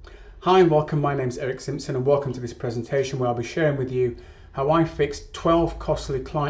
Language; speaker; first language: English; native; English